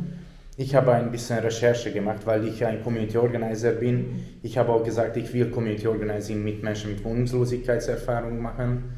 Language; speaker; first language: German; non-native, fluent; Hungarian